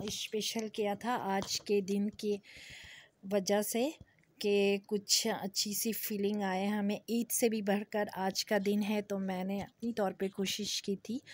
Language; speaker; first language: Urdu; native; Urdu